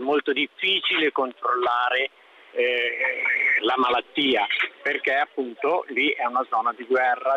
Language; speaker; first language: Italian; non-native, fluent; Swahili